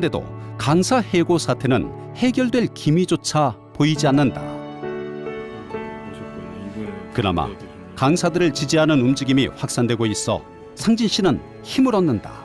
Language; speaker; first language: Korean; native; Korean